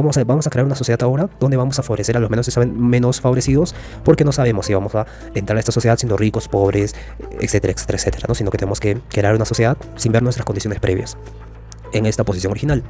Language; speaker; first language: Spanish; native; Spanish